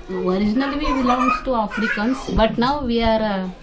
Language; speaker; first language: English; non-native, local second language; Konkani